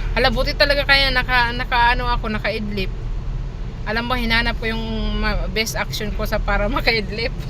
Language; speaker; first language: Filipino; non-native, local second language; Cebuano